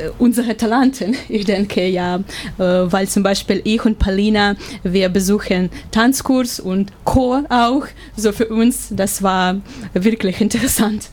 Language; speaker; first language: German; non-native, learner; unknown